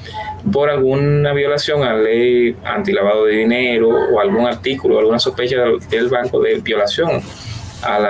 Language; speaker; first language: Spanish; native; Spanish